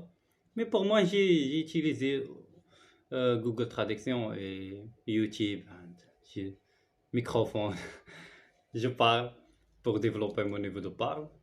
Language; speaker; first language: French; non-native, learner; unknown